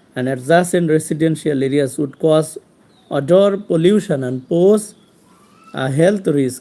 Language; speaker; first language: English; non-native, local second language; Bangla